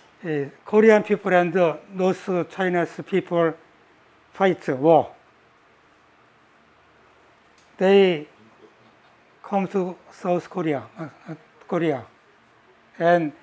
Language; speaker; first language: English; non-native, learner; Korean